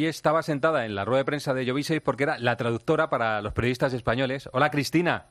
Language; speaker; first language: Spanish; native; Spanish